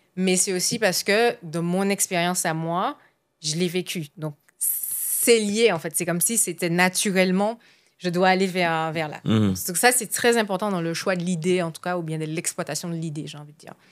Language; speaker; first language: French; native; French